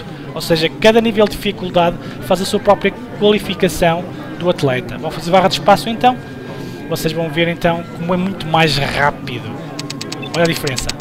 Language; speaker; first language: Portuguese; native; Portuguese